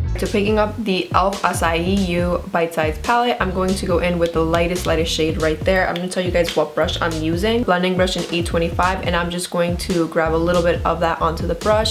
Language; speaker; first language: English; native; English